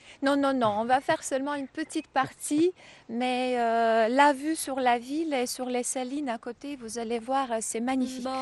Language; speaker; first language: French; non-native, fluent; Croatian